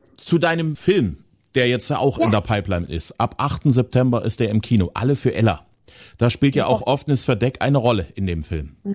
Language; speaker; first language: German; native; German